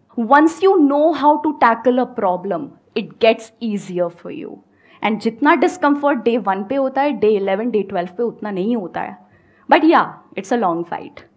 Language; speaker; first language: Hindi; native; Hindi